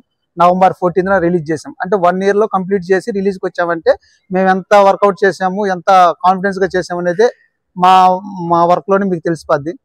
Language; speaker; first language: Telugu; native; Telugu